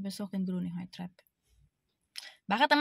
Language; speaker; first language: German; non-native, learner; Filipino